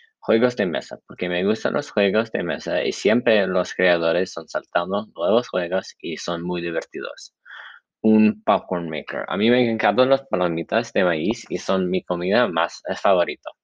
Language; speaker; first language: Spanish; non-native, learner; English